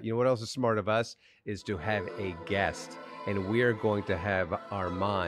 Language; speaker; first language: English; native; English